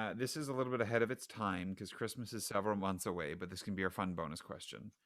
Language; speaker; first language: English; native; English